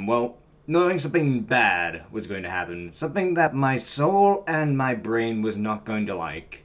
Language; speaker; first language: English; native; English